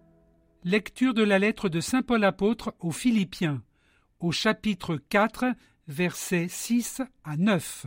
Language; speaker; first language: French; native; French